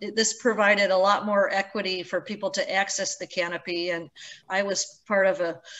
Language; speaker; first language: English; native; English